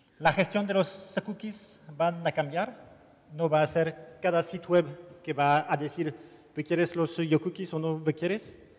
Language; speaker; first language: Spanish; non-native, learner; French